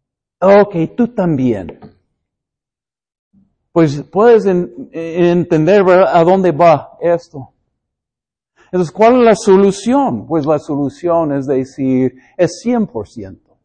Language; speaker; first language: Spanish; non-native, fluent; English